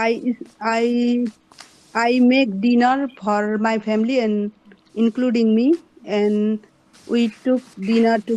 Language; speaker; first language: English; non-native, learner; Hindi